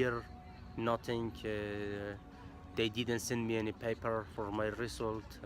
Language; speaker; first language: English; non-native, learner; Persian